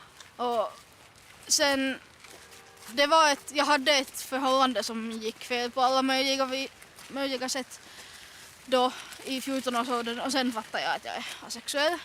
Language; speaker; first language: Swedish; non-native, local second language; Finnish